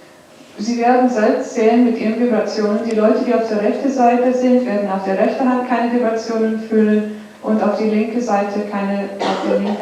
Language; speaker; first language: German; non-native, fluent; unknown